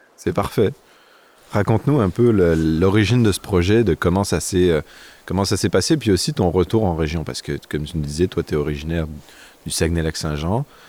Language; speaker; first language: French; native; French